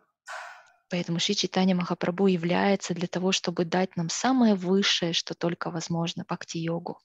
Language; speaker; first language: Russian; native; Russian